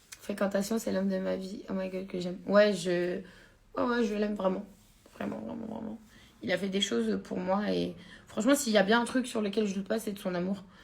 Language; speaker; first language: French; native; French